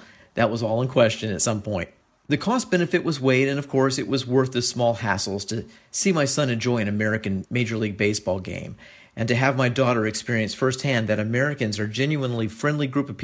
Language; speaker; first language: English; native; English